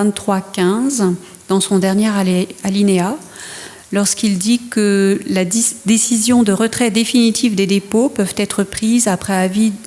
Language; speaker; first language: French; native; French